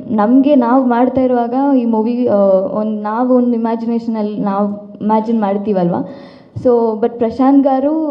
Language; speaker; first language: Kannada; non-native, local second language; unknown